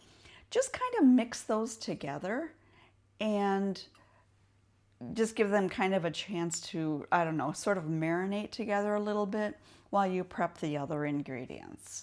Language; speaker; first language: English; native; English